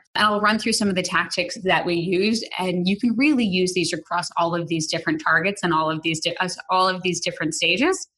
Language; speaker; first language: English; native; English